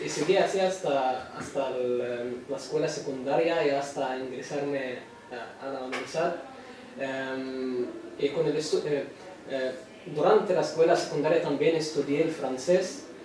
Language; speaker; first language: Spanish; non-native, fluent; Arabic